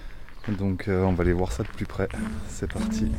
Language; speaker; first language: French; native; French